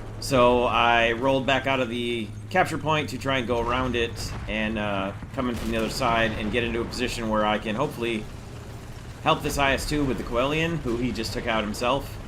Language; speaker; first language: English; native; English